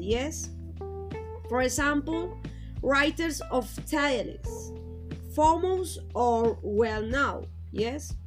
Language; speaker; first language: English; non-native, learner; Spanish